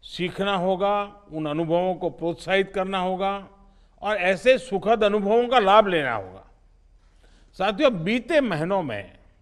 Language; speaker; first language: Hindi; non-native, local second language; Gujarati